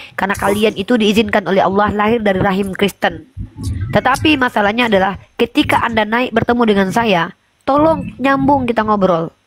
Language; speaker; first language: Indonesian; native; Indonesian